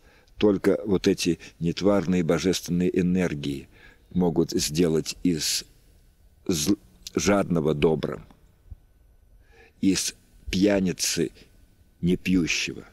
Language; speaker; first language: Russian; native; Russian